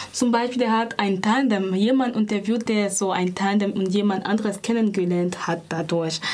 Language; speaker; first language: German; non-native, fluent; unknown